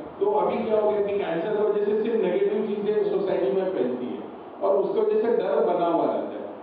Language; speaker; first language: Hindi; non-native, local second language; Marathi